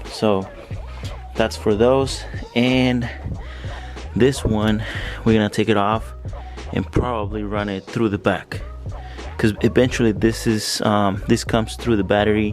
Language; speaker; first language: English; native; English